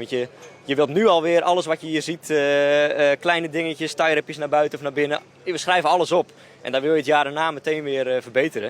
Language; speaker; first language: Dutch; native; Dutch